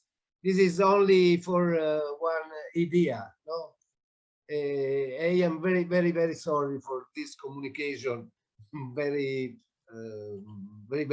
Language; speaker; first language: English; non-native, learner; Italian